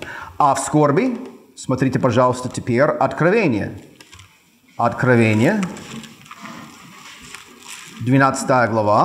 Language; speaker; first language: Russian; non-native, fluent; English